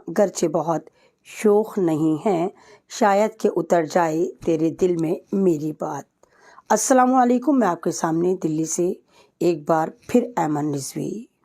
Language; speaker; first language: Urdu; native; Urdu